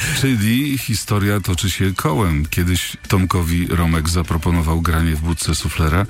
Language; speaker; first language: Polish; native; Polish